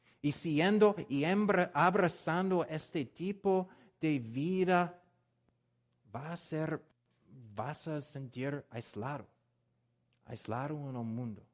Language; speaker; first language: Spanish; non-native, learner; English